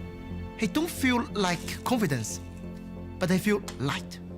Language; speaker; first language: English; non-native, learner; Chinese